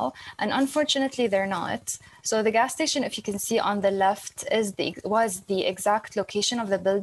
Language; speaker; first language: English; non-native, fluent; Arabic